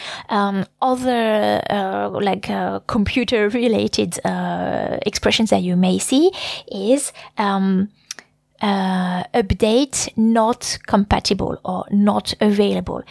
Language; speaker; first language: English; non-native, fluent; French